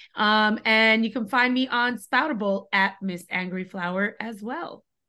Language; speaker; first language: English; early bilingual, other home language; Spanish